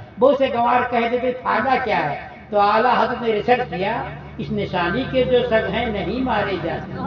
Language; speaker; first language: Urdu; native; Urdu